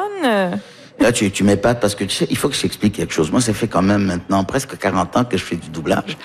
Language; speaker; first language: French; early bilingual, other home language; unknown